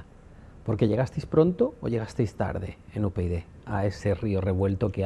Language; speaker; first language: Spanish; native; Spanish